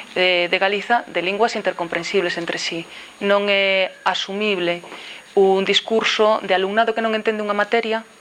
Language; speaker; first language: Galician; non-native, local second language; Spanish